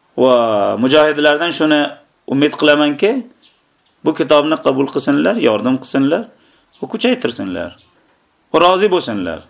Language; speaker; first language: Uzbek; native; Uzbek